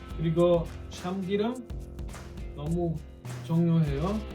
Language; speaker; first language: Korean; non-native, learner; German